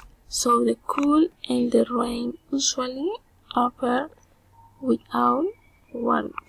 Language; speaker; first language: English; non-native, learner; Spanish